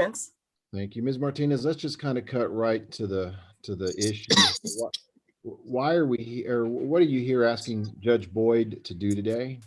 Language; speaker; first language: English; native; English